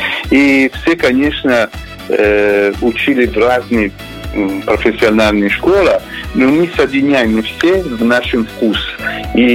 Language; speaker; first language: Russian; non-native, learner; Italian